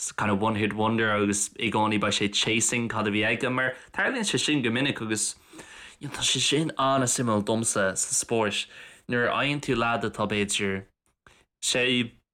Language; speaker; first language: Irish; non-native, local second language; English